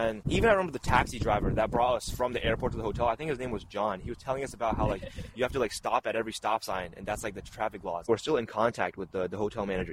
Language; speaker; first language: English; early bilingual, other home language; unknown